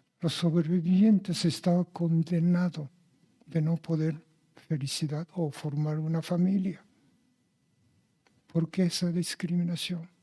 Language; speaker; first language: Spanish; non-native, fluent; Japanese